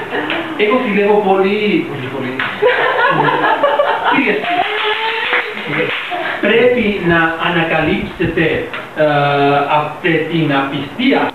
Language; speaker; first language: Greek; non-native, learner; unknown